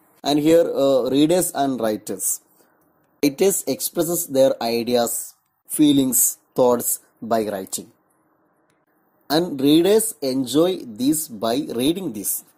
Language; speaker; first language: English; non-native, local second language; Malayalam